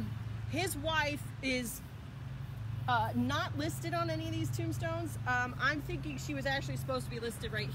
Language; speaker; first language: English; native; English